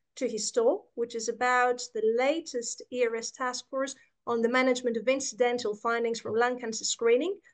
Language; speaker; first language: English; non-native, fluent; Greek